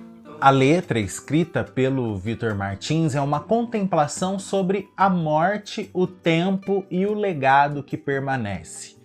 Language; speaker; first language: Portuguese; native; Portuguese